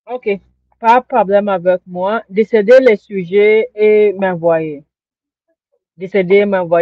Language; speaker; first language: French; non-native, learner; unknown